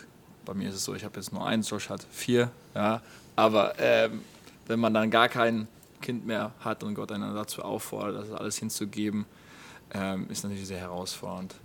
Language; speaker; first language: German; native; German